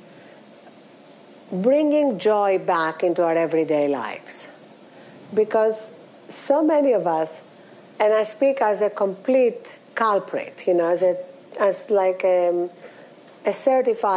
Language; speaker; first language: English; non-native, fluent; Greek